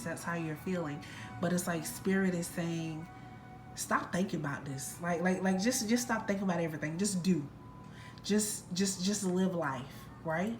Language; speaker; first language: English; native; English